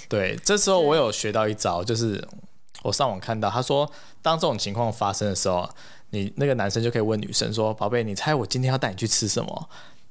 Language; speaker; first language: Chinese; native; Chinese